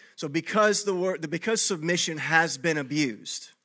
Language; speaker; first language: English; native; English